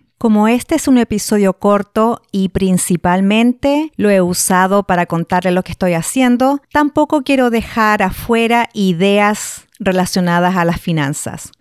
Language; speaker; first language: Spanish; native; Spanish